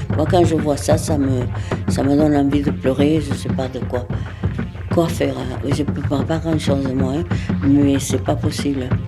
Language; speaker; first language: French; early bilingual, other home language; Catalan